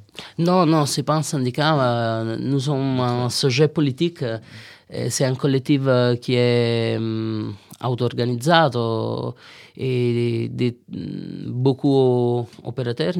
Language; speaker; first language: French; non-native, learner; Italian